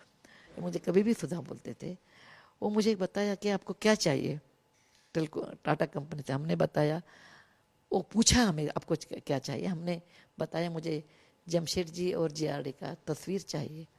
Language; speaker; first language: Hindi; non-native, local second language; Kannada